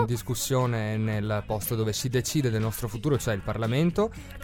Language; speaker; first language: Italian; native; Italian